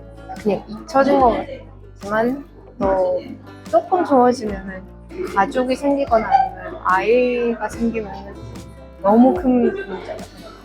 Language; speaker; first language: Korean; non-native, fluent; Mongolian